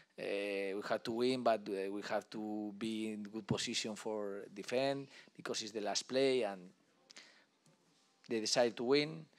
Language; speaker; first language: English; non-native, learner; Spanish